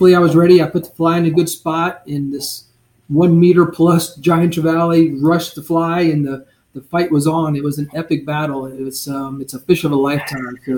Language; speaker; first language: English; native; English